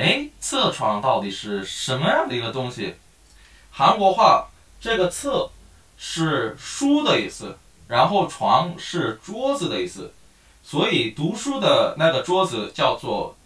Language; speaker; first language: Chinese; non-native, fluent; Korean